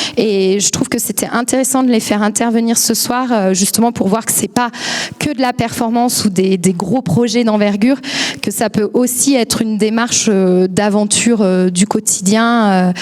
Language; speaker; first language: French; native; French